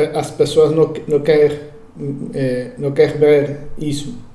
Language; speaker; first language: Portuguese; non-native, learner; Spanish